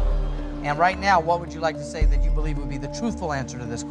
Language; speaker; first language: English; native; English